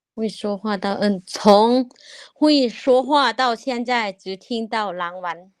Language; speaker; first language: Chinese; non-native, fluent; Lao